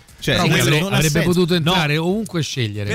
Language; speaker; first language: Italian; native; Italian